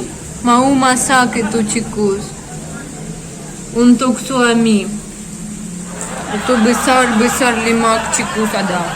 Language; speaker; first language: Indonesian; non-native, learner; Russian